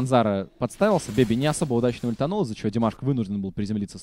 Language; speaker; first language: Russian; native; Russian